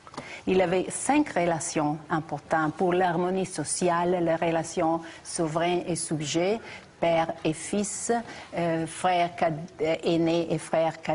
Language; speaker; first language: French; non-native, fluent; Italian